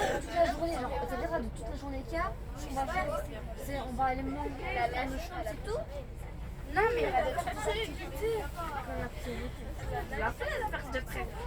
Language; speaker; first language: French; native; French